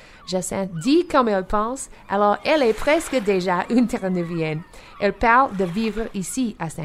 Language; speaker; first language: French; non-native, local second language; English